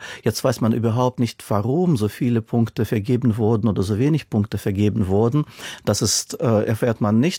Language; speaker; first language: German; non-native, fluent; Russian